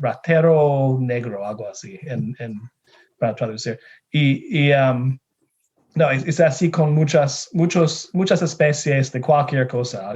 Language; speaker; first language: Spanish; non-native, fluent; English